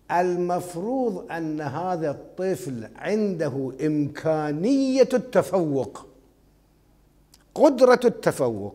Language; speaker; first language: Arabic; native; Arabic